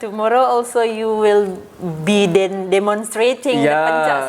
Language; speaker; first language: English; non-native, fluent; Indonesian